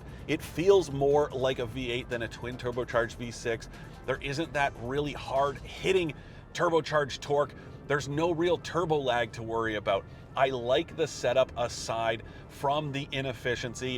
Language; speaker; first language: English; native; English